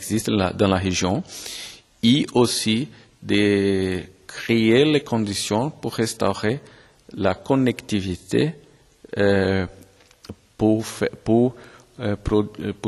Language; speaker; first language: French; non-native, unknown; Portuguese